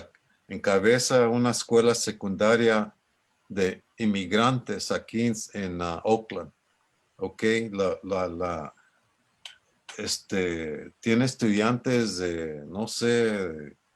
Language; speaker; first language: Spanish; early bilingual, other home language; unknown